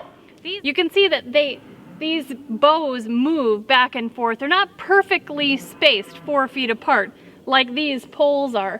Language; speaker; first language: English; native; English